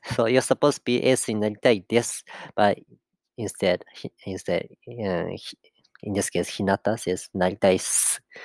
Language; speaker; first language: English; non-native, fluent; Japanese